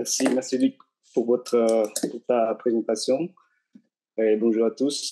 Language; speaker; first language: French; non-native, fluent; Vietnamese